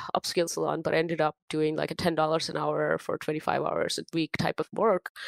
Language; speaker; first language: English; non-native, local second language; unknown